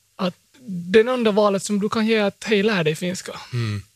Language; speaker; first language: Swedish; early bilingual, other home language; Somali